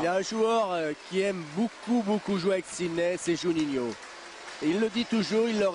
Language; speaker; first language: French; native; French